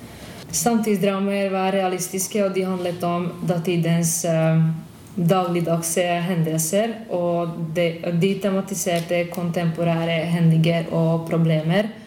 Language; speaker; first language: Norwegian; non-native, fluent; Hungarian